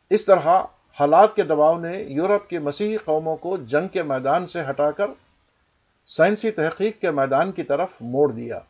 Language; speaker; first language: Urdu; native; Urdu